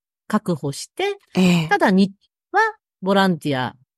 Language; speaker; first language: Japanese; native; Japanese